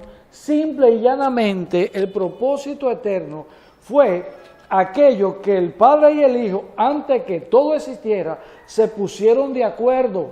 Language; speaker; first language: Spanish; native; Spanish